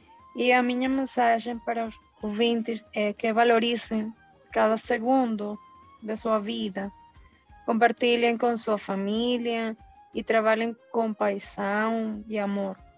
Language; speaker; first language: Portuguese; early bilingual, heritage; Spanish